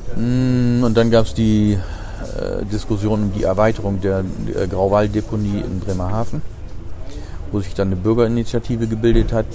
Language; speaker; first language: German; native; German